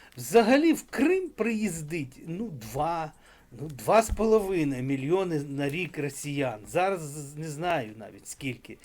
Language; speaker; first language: Ukrainian; non-native, local second language; Russian